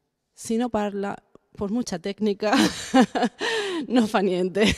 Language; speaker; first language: Italian; non-native, learner; Spanish